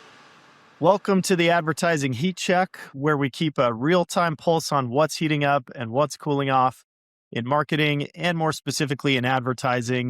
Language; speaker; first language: English; native; English